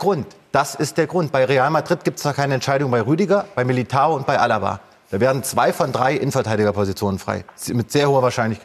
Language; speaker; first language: German; native; German